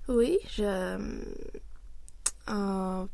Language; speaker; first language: French; non-native, learner; Swedish